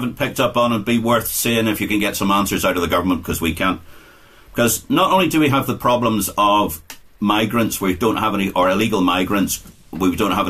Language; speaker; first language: English; native; English